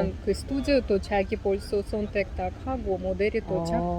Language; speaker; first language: Korean; non-native, learner; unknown